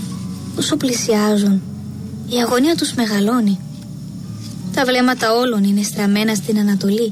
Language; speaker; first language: Greek; native; Greek